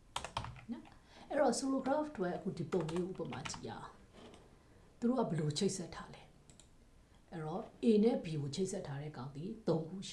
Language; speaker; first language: Burmese; native; Burmese